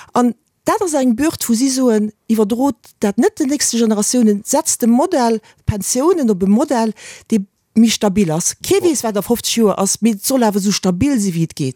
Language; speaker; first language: Luxembourgish; native; Luxembourgish